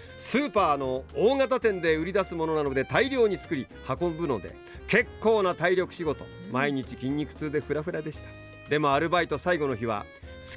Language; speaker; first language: Japanese; native; Japanese